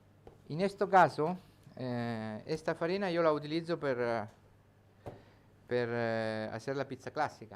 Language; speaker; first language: Spanish; non-native, learner; Italian